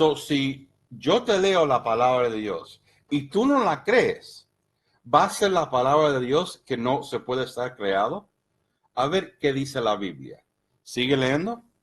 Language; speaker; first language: Spanish; early bilingual, heritage; Spanish